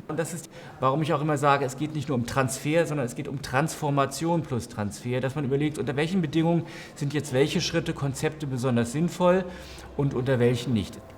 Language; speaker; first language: German; native; German